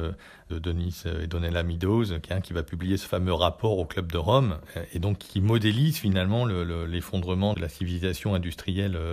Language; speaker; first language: French; native; French